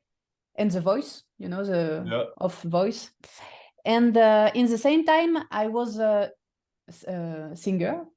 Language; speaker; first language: English; non-native, fluent; French